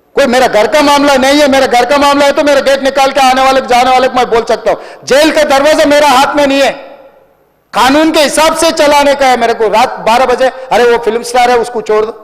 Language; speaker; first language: Hindi; non-native, local second language; Telugu